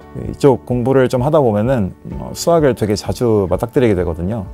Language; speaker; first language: Korean; native; Korean